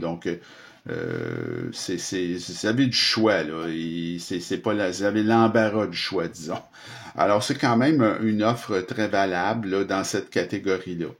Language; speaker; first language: French; native; French